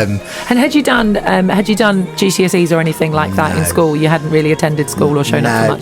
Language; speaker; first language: English; native; English